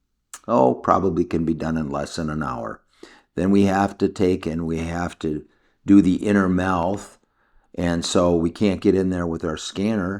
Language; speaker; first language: English; native; English